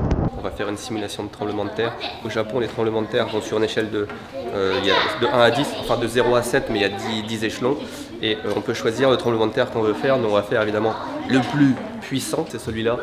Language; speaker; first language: French; native; French